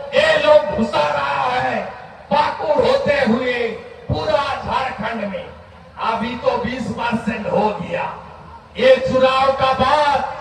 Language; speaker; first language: Hindi; non-native, local second language; Bangla